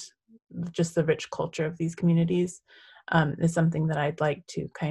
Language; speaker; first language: English; native; English